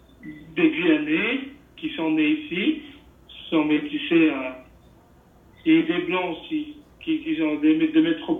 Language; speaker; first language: French; non-native, fluent; Portuguese